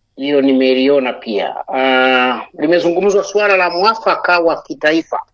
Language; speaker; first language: Swahili; non-native, local second language; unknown